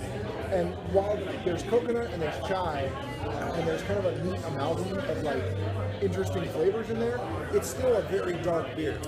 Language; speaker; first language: English; native; English